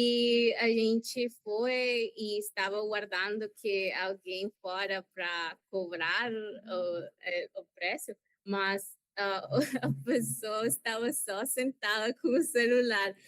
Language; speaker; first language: Portuguese; non-native, learner; Spanish